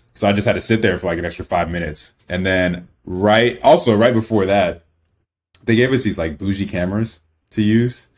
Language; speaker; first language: English; early bilingual, other home language; Igbo